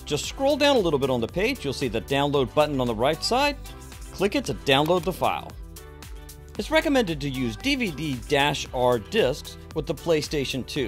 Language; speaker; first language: English; native; English